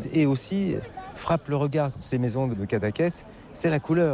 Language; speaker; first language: French; native; French